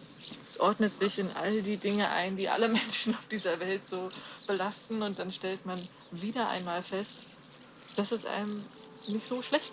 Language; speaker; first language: German; native; German